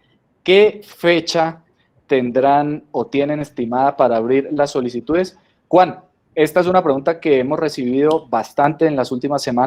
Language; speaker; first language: Spanish; native; Spanish